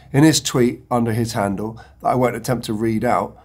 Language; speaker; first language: English; native; English